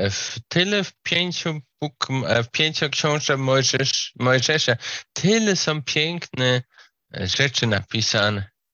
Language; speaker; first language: Polish; non-native, learner; Slovak